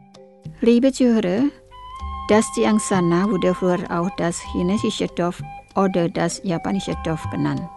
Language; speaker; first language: German; non-native, fluent; Indonesian